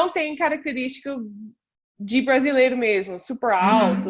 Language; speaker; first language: Portuguese; non-native, fluent; English